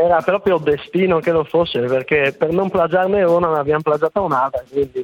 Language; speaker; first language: Italian; native; Italian